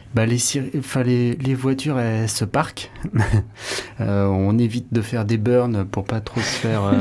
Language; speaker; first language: French; native; French